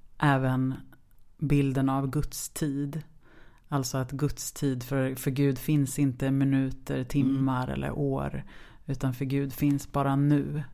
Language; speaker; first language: Swedish; native; Swedish